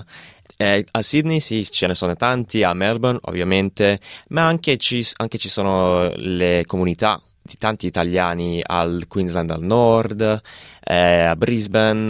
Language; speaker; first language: Italian; non-native, fluent; English